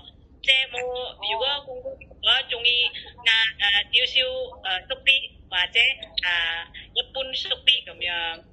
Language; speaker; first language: Cantonese; non-native, learner; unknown